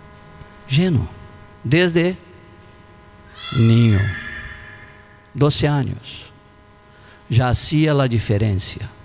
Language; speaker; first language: Spanish; non-native, learner; Portuguese